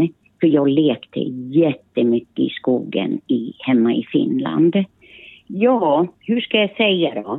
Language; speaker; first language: Swedish; early bilingual, other home language; Finnish